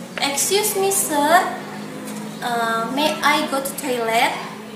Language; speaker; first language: English; non-native, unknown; Indonesian